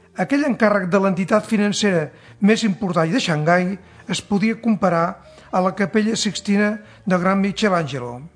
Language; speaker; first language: Catalan; native; Catalan